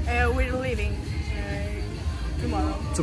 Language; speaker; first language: English; non-native, learner; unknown